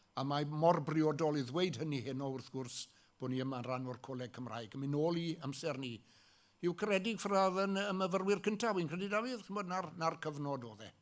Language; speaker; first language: Welsh; native; Welsh